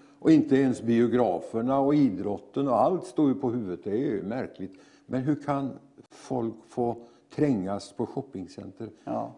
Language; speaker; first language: Swedish; native; Swedish